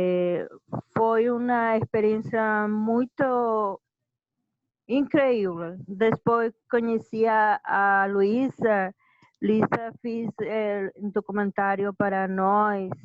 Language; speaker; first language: Portuguese; non-native, learner; Spanish